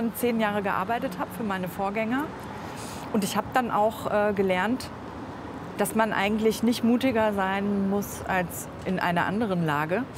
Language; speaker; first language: German; native; German